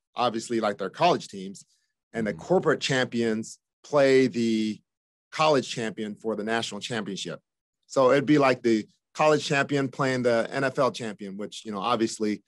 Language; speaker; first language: English; native; English